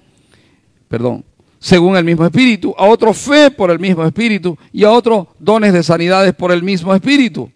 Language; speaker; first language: Spanish; native; Spanish